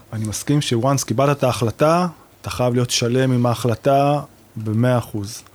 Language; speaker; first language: Hebrew; native; Hebrew